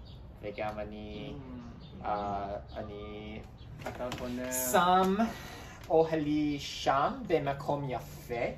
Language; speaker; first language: Hebrew; non-native, learner; English